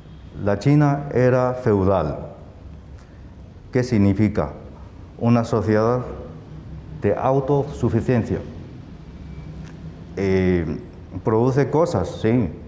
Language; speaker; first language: Spanish; non-native, fluent; Chinese